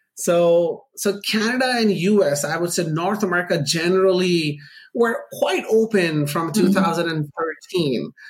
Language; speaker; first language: English; non-native, local second language; Urdu